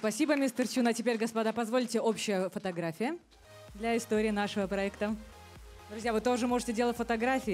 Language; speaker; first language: Russian; native; Russian